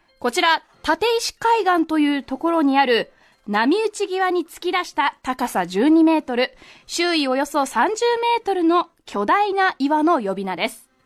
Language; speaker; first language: Japanese; native; Japanese